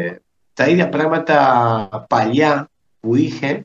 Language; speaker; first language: Greek; early bilingual, heritage; Spanish